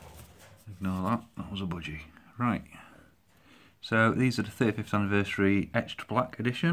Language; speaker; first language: English; native; English